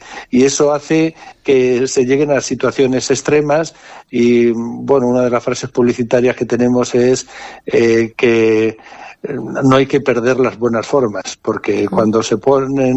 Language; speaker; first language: Spanish; native; Spanish